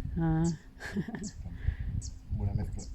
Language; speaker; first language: Spanish; non-native, learner; Thai